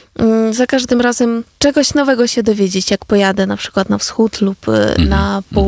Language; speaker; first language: Polish; non-native, fluent; Ukrainian